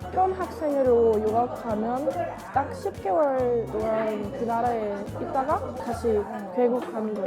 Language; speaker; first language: Korean; non-native, learner; German